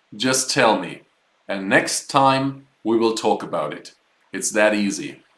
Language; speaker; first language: English; non-native, fluent; German